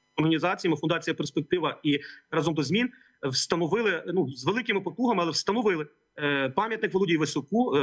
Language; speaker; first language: Ukrainian; native; Ukrainian